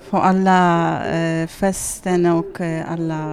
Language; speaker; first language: Swedish; non-native, learner; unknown